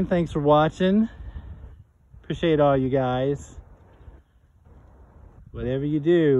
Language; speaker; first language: English; native; English